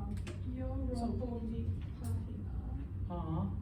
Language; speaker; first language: Spanish; non-native, learner; English